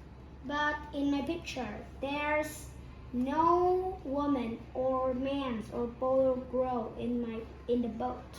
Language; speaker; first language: English; non-native, learner; Vietnamese